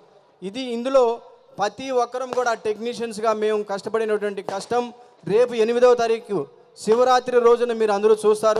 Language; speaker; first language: Telugu; native; Telugu